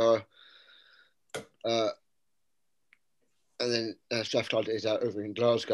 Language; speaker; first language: English; native; English